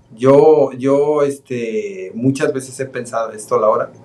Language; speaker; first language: Spanish; native; Spanish